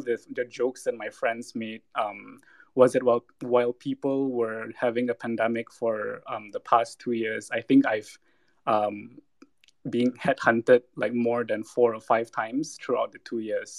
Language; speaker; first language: English; non-native, local second language; Malay